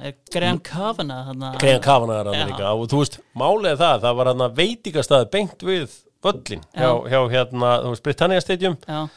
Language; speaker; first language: Icelandic; native; Icelandic